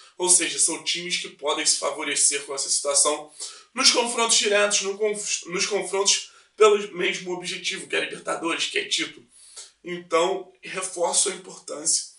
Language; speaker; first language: Portuguese; native; Portuguese